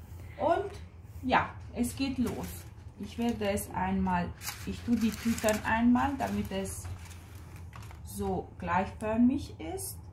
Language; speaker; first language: German; non-native, fluent; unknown